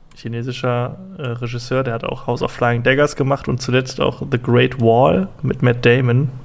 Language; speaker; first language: German; native; German